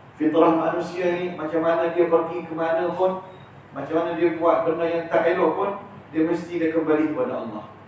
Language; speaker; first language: Malay; early bilingual, heritage; Malay